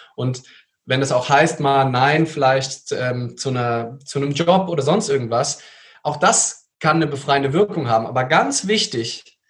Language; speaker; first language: German; native; German